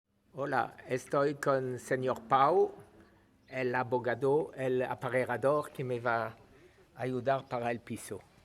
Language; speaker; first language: Spanish; non-native, learner; French